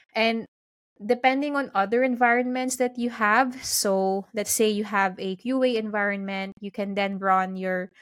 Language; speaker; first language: English; non-native, local second language; Filipino